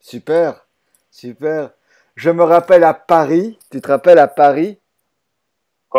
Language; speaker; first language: French; native; French